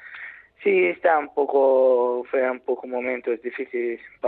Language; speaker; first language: Spanish; non-native, learner; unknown